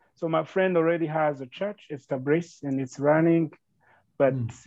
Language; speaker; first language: English; non-native, local second language; Kinyarwanda